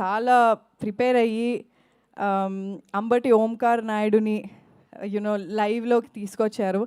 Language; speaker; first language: Telugu; native; Telugu